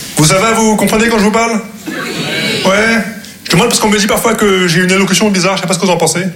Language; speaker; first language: French; non-native, local second language; Arabic